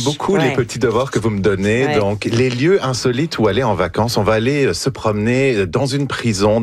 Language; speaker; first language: French; native; French